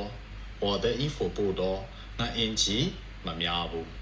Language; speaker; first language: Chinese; non-native, fluent; Burmese